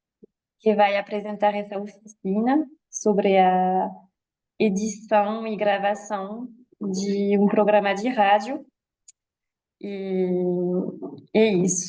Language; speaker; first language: Portuguese; non-native, fluent; French